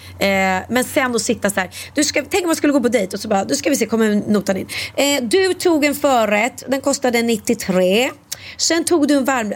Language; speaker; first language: Swedish; native; Swedish